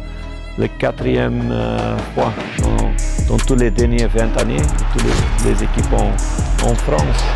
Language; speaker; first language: French; non-native, local second language; Dutch